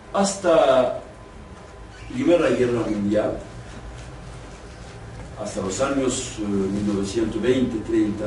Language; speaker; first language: Spanish; non-native, fluent; Kurdish